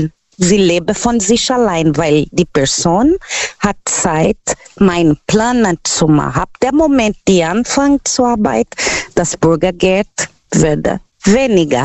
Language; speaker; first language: German; non-native, learner; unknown